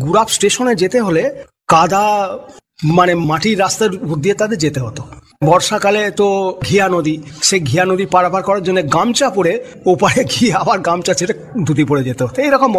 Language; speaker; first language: Bangla; native; Bangla